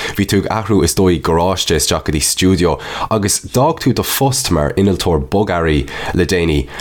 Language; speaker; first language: Irish; non-native, local second language; English